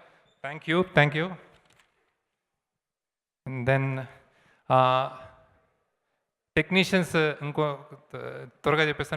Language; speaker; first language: Telugu; native; Telugu